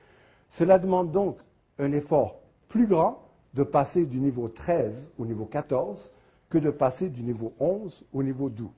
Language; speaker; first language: French; native; French